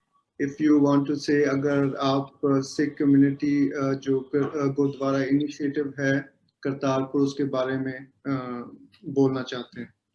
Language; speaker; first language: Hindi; non-native, local second language; Punjabi